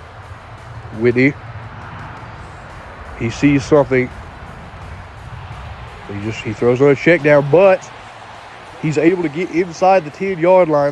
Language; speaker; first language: English; native; English